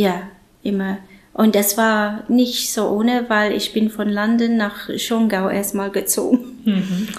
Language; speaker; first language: German; non-native, fluent; English